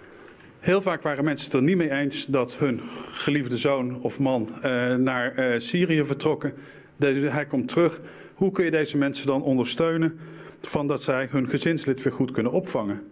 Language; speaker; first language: Dutch; native; Dutch